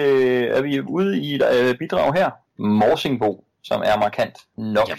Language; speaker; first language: Danish; native; Danish